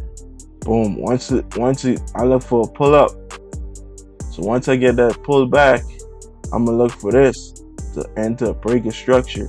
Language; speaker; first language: English; native; English